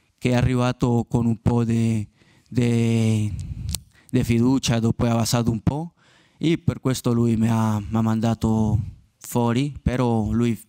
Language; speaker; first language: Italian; non-native, learner; Spanish